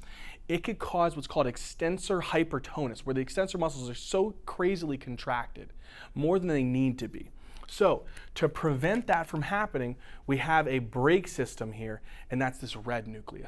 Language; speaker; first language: English; native; English